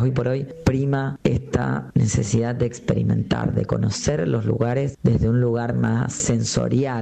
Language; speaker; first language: Spanish; native; Spanish